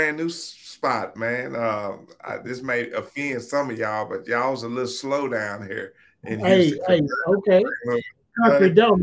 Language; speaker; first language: English; native; English